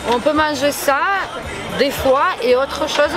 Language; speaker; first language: French; non-native, learner; Ukrainian